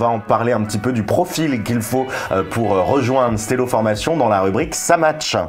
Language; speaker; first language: French; native; French